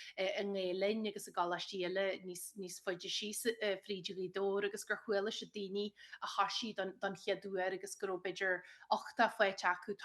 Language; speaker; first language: Irish; native; Irish